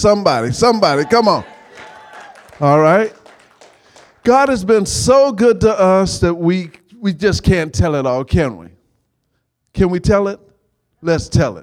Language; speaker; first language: English; native; English